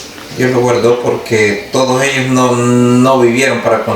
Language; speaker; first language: Spanish; native; Spanish